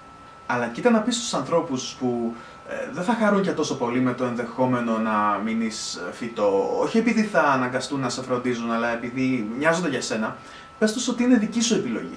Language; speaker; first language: Greek; native; Greek